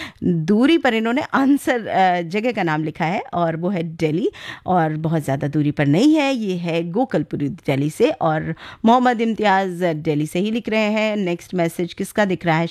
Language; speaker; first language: Hindi; native; Hindi